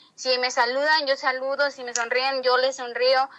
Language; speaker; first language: Spanish; native; Spanish